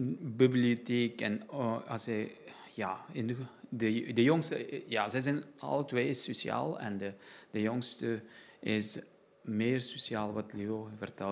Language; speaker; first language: Dutch; non-native, learner; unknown